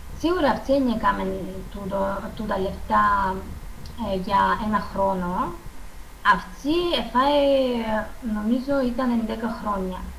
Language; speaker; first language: Greek; non-native, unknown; Russian